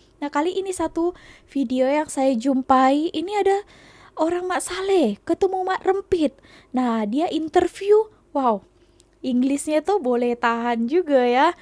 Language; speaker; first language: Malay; native; Malay